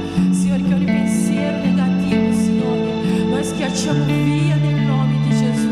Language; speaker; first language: Italian; non-native, fluent; Portuguese